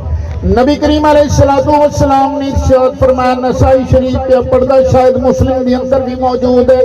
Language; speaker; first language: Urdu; non-native, local second language; Punjabi